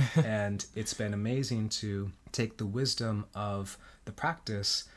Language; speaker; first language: English; early bilingual, heritage; Spanish